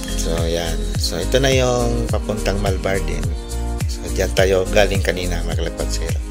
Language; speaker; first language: Filipino; native; Filipino